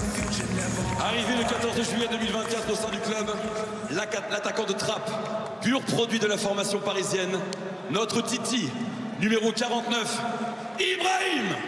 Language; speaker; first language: French; native; French